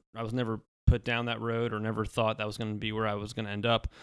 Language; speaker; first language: English; early bilingual, other home language; Polish